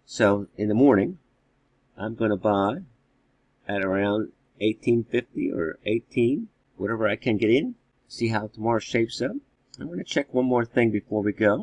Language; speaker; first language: English; native; English